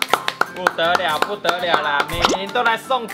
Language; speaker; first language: Chinese; native; Chinese